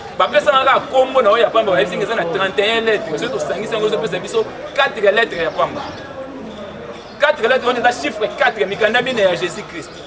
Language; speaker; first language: Lingala; native; Lingala